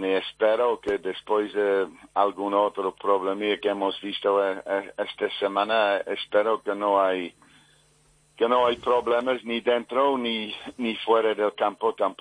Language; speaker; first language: Spanish; non-native, fluent; English